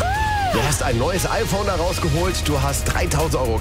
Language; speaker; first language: German; native; German